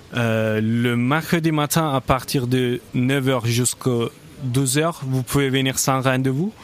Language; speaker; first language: French; non-native, fluent; Turkish